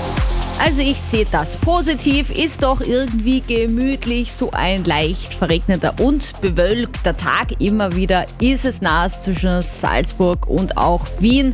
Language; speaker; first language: German; native; German